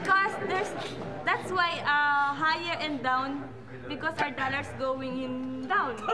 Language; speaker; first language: English; non-native, learner; Filipino